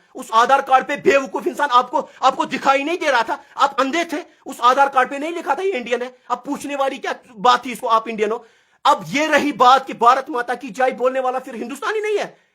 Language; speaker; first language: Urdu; non-native, local second language; Kashmiri